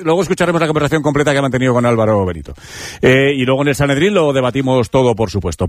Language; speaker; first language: Spanish; native; Spanish